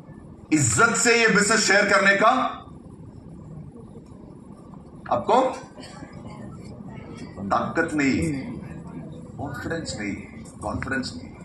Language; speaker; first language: Hindi; non-native, local second language; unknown